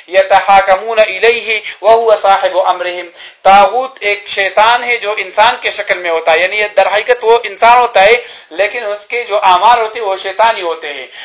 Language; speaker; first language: Urdu; non-native, local second language; Pashto